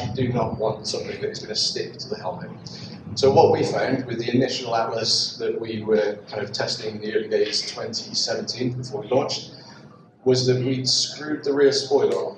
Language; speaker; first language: English; native; English